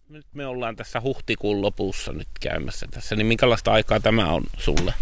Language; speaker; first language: Finnish; native; Finnish